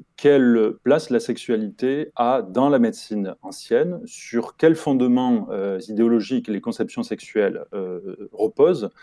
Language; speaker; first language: French; native; French